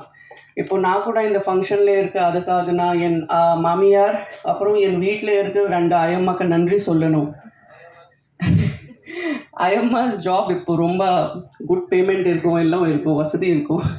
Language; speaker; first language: Tamil; non-native, learner; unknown